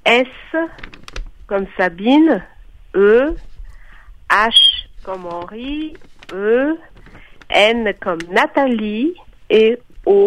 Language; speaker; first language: French; non-native, local second language; Malagasy